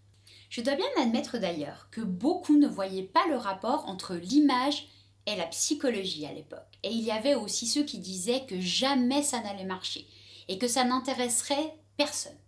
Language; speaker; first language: French; native; French